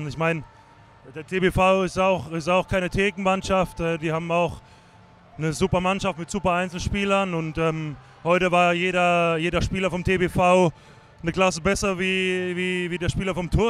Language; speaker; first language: German; native; German